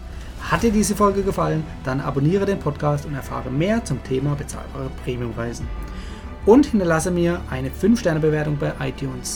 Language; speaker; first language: German; native; German